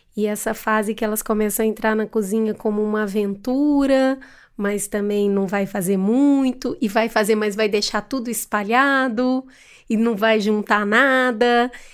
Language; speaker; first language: Portuguese; native; Portuguese